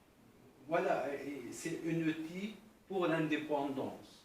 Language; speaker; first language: French; non-native, fluent; Arabic